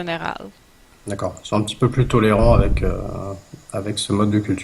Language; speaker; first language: French; native; French